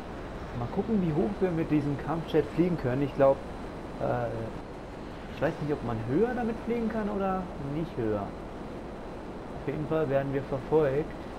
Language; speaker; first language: German; native; German